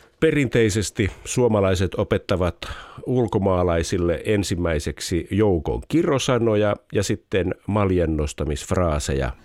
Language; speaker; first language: Finnish; native; Finnish